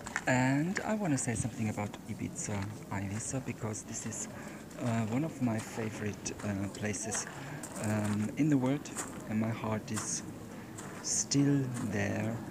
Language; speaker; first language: English; non-native, fluent; German